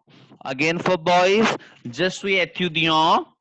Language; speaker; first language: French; non-native, fluent; Hindi